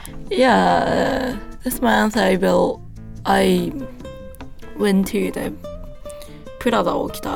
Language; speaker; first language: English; non-native, learner; Japanese